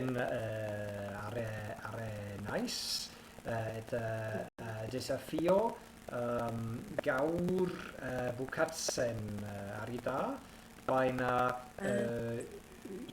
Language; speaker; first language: Basque; non-native, learner; English